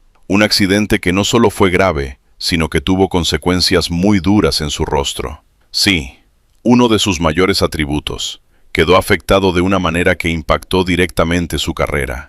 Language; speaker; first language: Spanish; native; Spanish